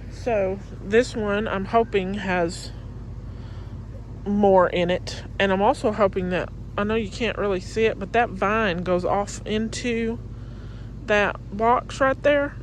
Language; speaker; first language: English; native; English